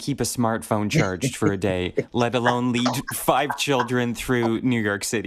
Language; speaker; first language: English; native; English